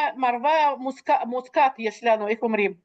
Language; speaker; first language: Hebrew; non-native, fluent; Russian